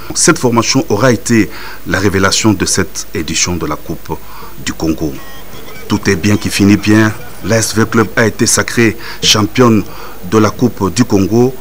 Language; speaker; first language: French; non-native, local second language; Lingala